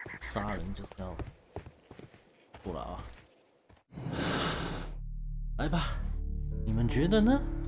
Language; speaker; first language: Chinese; native; Chinese